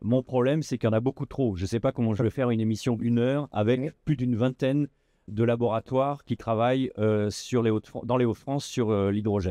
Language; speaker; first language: French; native; French